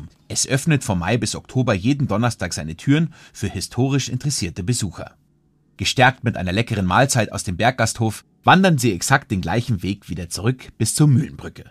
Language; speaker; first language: German; native; German